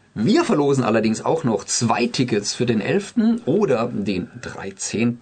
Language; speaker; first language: German; native; German